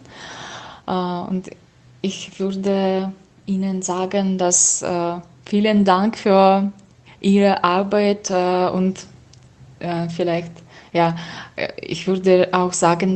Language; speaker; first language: German; non-native, learner; Russian